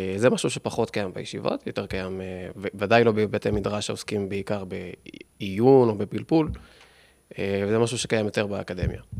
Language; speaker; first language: Hebrew; native; Hebrew